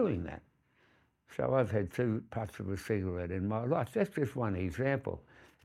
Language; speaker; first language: English; native; English